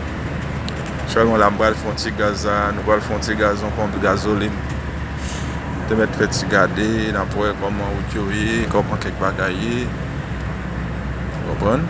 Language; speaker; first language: French; non-native, learner; Haitian Creole